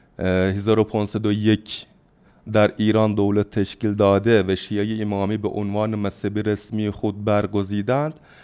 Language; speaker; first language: Persian; non-native, fluent; Turkish